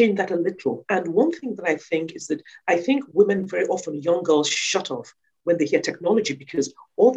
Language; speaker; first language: English; non-native, local second language; Yoruba